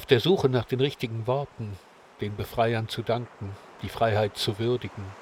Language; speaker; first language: German; native; German